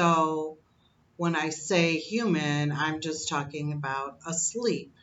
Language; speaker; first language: English; native; English